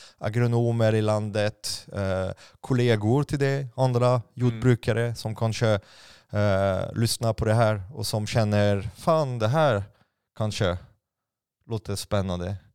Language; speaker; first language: Swedish; non-native, fluent; French